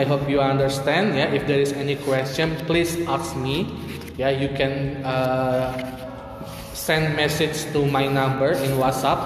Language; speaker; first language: English; non-native, fluent; Indonesian